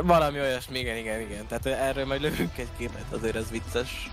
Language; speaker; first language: Hungarian; native; Hungarian